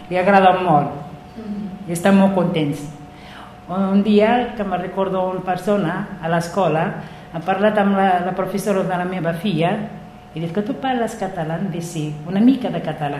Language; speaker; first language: Catalan; non-native, learner; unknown